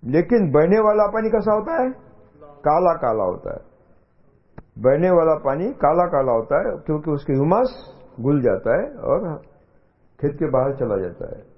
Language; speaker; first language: Hindi; non-native, local second language; Marathi